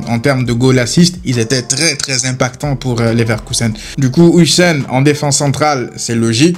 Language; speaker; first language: French; native; French